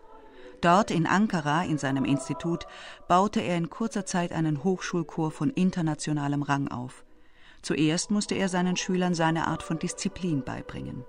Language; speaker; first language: German; native; German